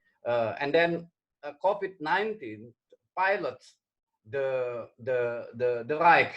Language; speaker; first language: English; non-native, learner; Indonesian